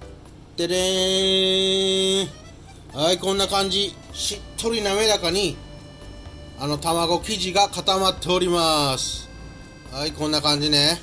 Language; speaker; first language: Japanese; native; Japanese